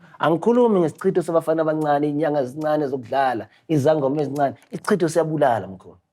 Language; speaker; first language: Zulu; native; Zulu